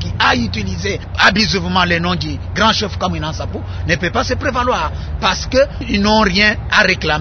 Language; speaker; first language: French; non-native, local second language; Luba-Lulua